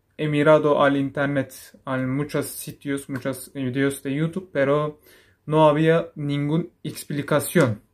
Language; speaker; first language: Spanish; non-native, fluent; Turkish